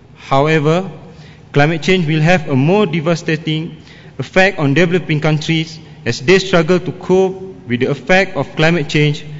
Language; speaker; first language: English; non-native, local second language; Malay